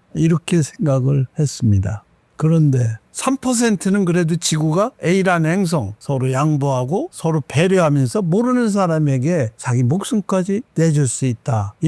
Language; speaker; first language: Korean; native; Korean